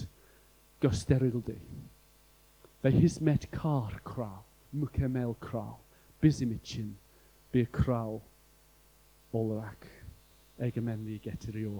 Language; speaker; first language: Turkish; non-native, fluent; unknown